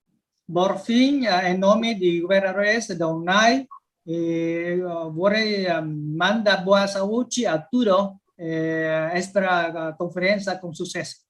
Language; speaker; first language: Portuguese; non-native, learner; Vietnamese